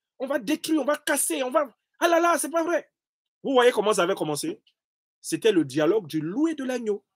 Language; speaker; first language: French; non-native, local second language; Basaa